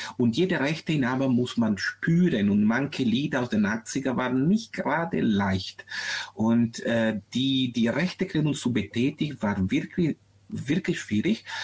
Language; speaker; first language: German; non-native, fluent; Italian